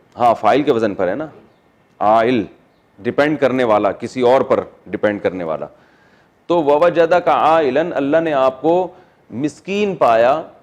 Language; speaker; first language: Urdu; native; Urdu